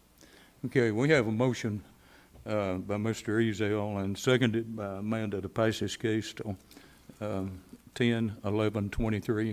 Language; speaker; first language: English; native; English